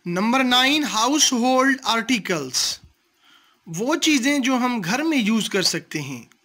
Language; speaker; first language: Urdu; non-native, local second language; Sindhi